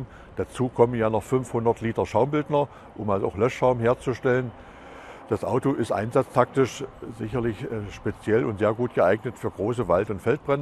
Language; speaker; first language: German; native; German